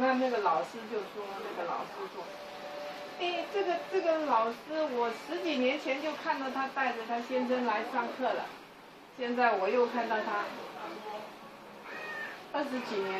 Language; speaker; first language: Chinese; native; Chinese